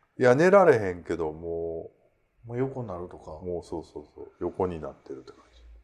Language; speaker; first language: Japanese; native; Japanese